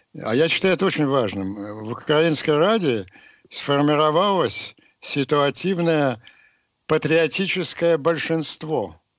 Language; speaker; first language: Russian; native; Russian